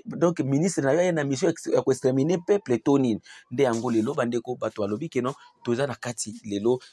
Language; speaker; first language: Lingala; non-native, local second language; Swahili